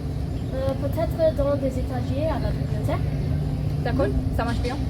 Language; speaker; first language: French; non-native, learner; English